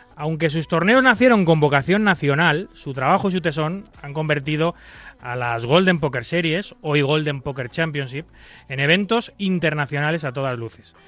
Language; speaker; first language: Spanish; native; Spanish